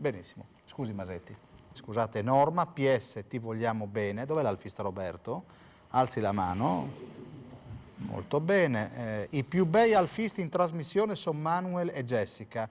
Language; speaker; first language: Italian; native; Italian